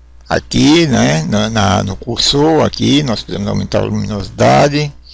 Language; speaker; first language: Portuguese; native; Portuguese